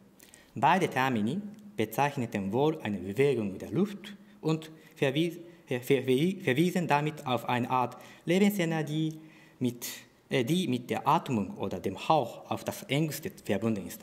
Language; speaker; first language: German; non-native, fluent; Japanese